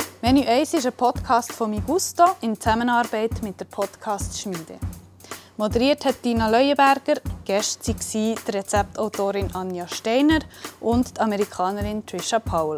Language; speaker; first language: German; native; German